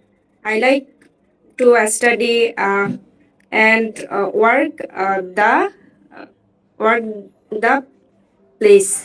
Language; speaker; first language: English; non-native, learner; Bangla